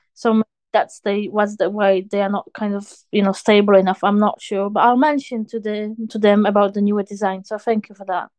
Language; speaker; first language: English; non-native, fluent; Polish